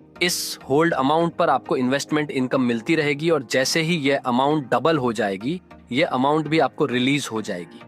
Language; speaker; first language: Hindi; native; Hindi